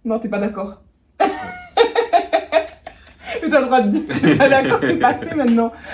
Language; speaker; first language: French; native; French